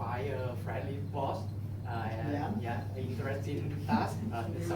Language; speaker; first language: English; non-native, learner; Vietnamese